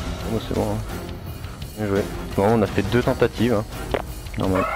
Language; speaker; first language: French; native; French